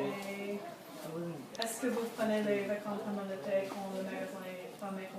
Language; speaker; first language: French; non-native, learner; English